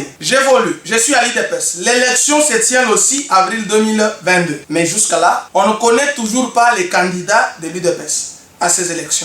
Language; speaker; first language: French; non-native, local second language; Luba-Lulua